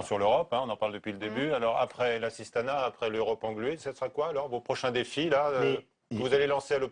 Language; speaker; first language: French; native; French